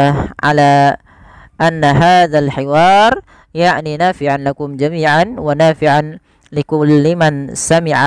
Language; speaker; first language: Arabic; non-native, fluent; Indonesian